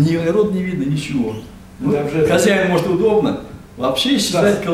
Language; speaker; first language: Russian; native; Russian